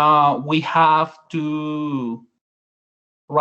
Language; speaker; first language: English; non-native, learner; Spanish